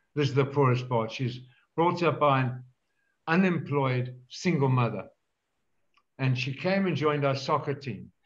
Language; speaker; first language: English; native; English